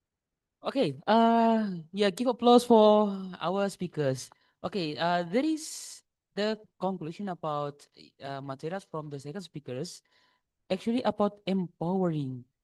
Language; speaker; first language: English; non-native, local second language; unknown